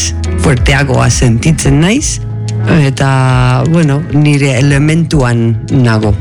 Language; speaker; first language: Basque; non-native, learner; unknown